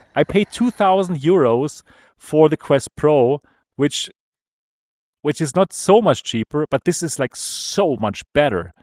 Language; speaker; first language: English; non-native, fluent; German